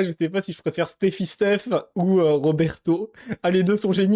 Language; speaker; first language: French; native; French